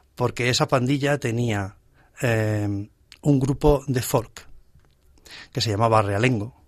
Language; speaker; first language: Spanish; native; Spanish